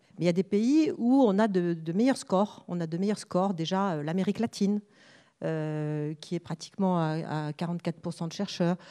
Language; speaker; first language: French; native; French